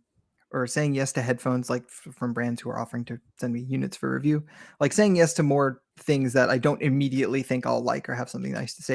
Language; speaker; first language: English; native; English